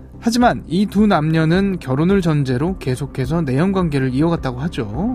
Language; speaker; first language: Korean; native; Korean